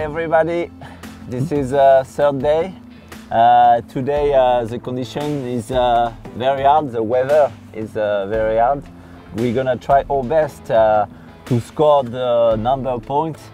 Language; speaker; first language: English; non-native, fluent; French